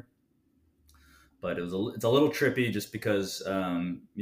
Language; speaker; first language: English; native; English